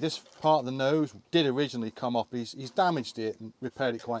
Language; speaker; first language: English; native; English